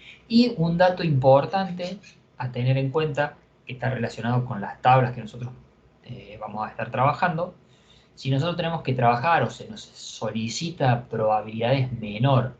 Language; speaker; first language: Spanish; native; Spanish